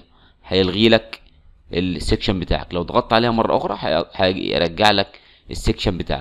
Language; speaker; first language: Arabic; native; Arabic